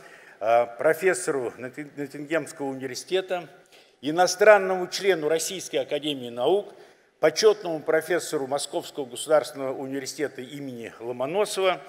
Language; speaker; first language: Russian; native; Russian